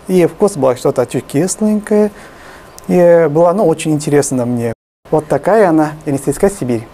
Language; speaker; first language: Russian; non-native, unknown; Japanese